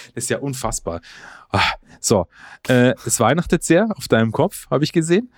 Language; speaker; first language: German; early bilingual, other home language; Croatian